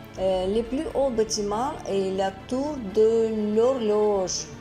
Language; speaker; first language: French; non-native, fluent; Russian